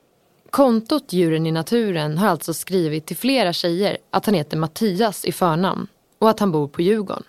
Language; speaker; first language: Swedish; native; Swedish